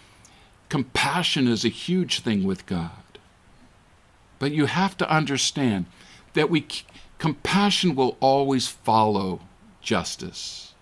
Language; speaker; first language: English; native; English